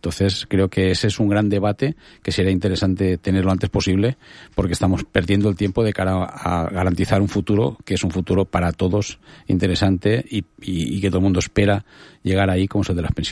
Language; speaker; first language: Spanish; native; Spanish